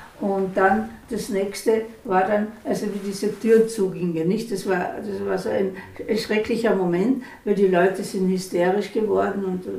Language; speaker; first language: German; non-native, local second language; Slovenian